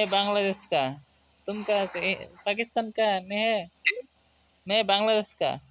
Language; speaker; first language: Hindi; non-native, learner; Bangla